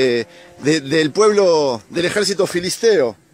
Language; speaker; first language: Spanish; native; Spanish